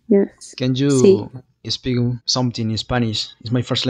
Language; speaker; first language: English; non-native, fluent; Spanish